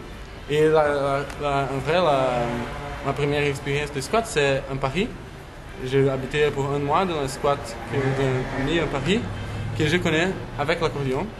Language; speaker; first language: French; non-native, learner; Portuguese